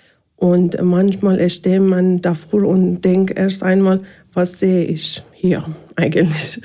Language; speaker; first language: German; non-native, fluent; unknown